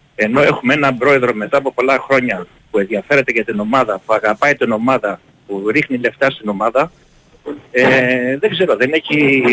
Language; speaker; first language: Greek; native; Greek